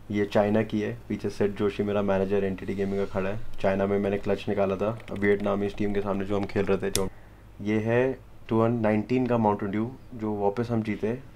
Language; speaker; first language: Hindi; native; Hindi